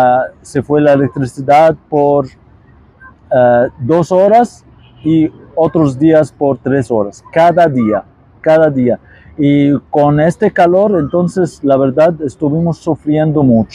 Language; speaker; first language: Spanish; non-native, fluent; Arabic